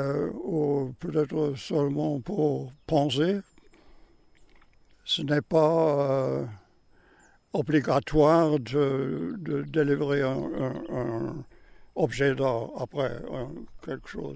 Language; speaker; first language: French; non-native, learner; German